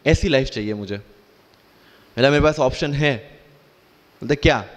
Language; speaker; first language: Hindi; non-native, local second language; Gujarati